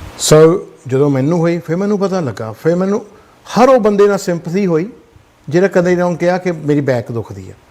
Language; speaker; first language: Punjabi; early bilingual, heritage; Punjabi